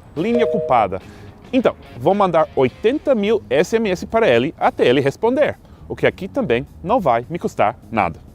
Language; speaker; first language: Portuguese; non-native, fluent; English